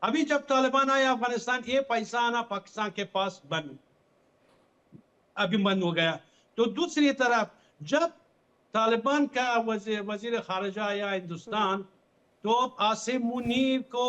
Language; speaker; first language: Hindi; non-native, fluent; Pashto